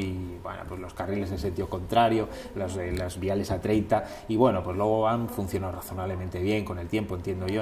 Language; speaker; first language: Spanish; native; Spanish